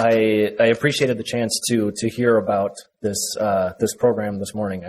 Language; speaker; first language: English; native; English